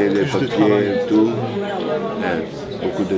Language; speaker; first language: French; non-native, learner; Portuguese